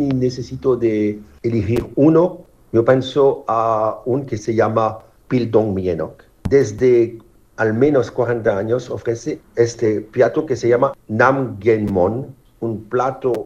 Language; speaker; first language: Spanish; non-native, learner; French